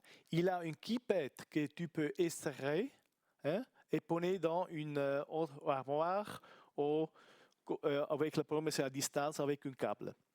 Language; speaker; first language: French; non-native, learner; Italian